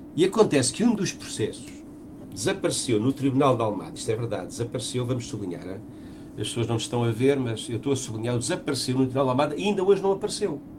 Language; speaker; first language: Portuguese; native; Portuguese